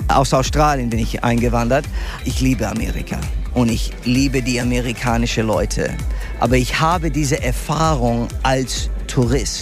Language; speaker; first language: German; non-native, fluent; English